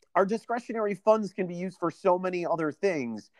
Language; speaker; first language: English; native; English